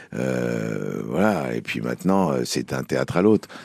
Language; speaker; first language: French; native; French